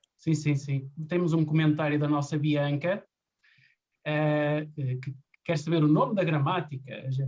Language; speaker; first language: Portuguese; native; Portuguese